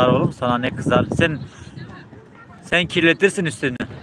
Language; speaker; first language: Turkish; native; Turkish